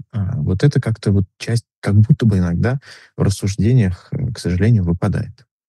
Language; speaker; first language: Russian; native; Russian